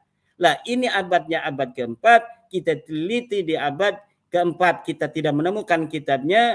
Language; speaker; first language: Indonesian; native; Indonesian